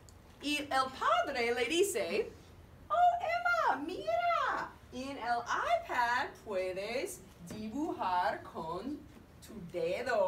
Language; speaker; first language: Spanish; non-native, fluent; English